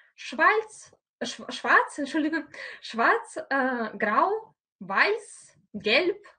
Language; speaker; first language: German; non-native, fluent; Russian